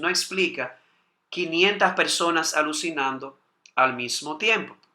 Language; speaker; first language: Spanish; native; Spanish